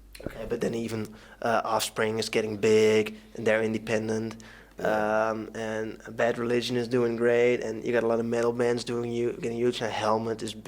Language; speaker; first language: English; non-native, fluent; Dutch